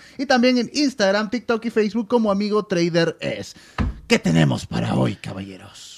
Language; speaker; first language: Spanish; native; Spanish